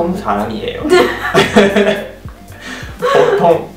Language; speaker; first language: Korean; non-native, fluent; Japanese